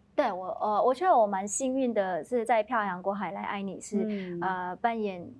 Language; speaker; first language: Chinese; non-native, fluent; Vietnamese